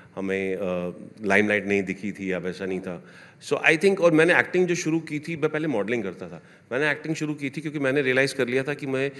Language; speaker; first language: Hindi; native; Hindi